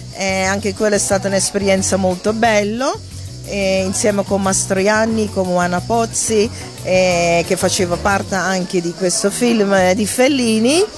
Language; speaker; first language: Italian; non-native, fluent; Dutch